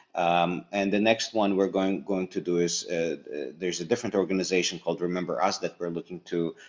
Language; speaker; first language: English; early bilingual, other home language; Russian